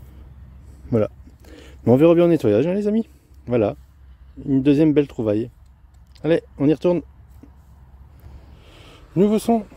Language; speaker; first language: French; native; French